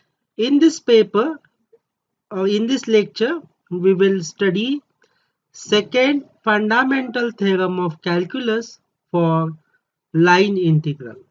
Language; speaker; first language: English; non-native, local second language; Marathi